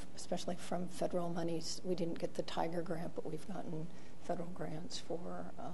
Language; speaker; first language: English; native; English